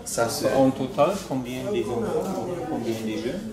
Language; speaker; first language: French; non-native, learner; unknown